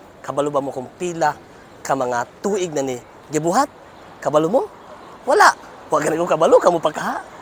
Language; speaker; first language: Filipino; non-native, local second language; Cebuano